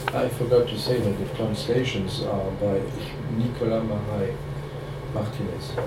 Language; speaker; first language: English; non-native, fluent; French